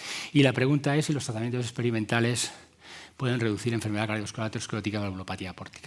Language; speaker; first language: Spanish; native; Spanish